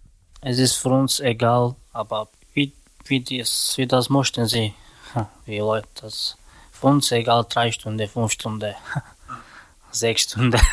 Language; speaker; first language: German; non-native, learner; Romany